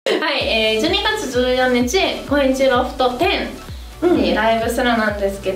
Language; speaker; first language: Japanese; non-native, fluent; Italian